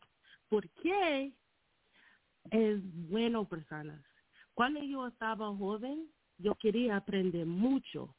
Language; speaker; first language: Spanish; non-native, learner; English